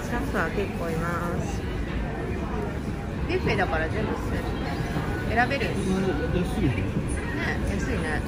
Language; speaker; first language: Japanese; native; Japanese